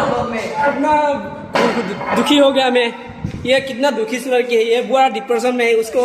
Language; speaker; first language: Hindi; non-native, local second language; Assamese